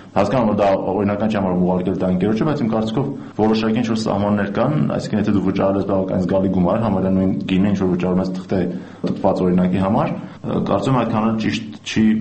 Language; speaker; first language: Armenian; native; Armenian